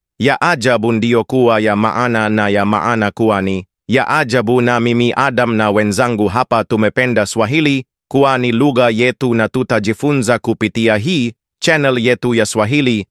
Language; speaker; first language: Swahili; non-native, learner; English